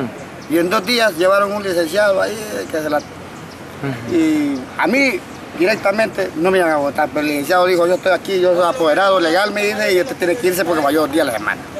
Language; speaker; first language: Spanish; native; Spanish